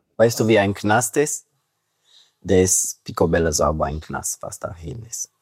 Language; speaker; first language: German; non-native, learner; Romanian